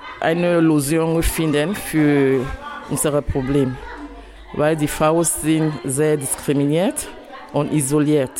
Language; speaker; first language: German; non-native, learner; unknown